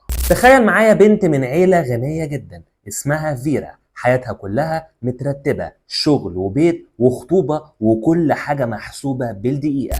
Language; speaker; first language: Arabic; native; Arabic